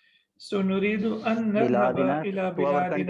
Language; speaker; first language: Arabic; non-native, fluent; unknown